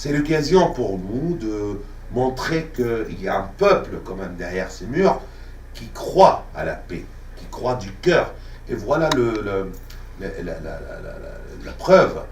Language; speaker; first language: French; non-native, fluent; Arabic